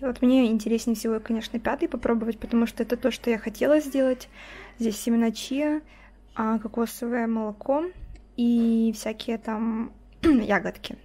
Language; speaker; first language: Russian; native; Russian